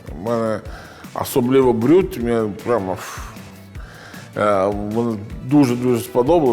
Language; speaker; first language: Ukrainian; non-native, learner; Italian